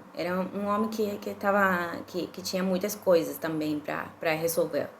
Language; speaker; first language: Portuguese; non-native, fluent; Spanish